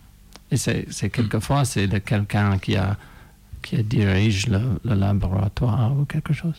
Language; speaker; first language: French; non-native, fluent; English